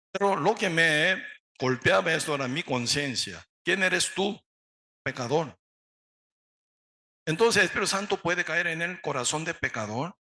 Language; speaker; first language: Spanish; non-native, learner; Korean